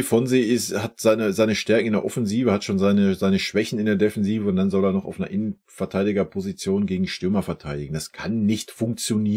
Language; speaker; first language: German; native; German